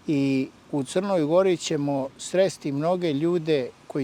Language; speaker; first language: Bosnian; native; Bosnian